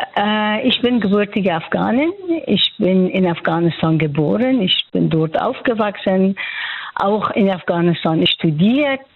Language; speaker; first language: German; non-native, fluent; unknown